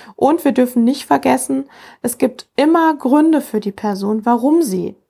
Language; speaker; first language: German; native; German